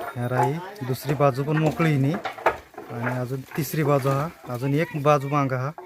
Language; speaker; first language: Marathi; non-native, local second language; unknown